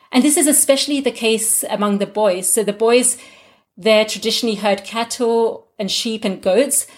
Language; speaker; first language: English; non-native, local second language; Gujarati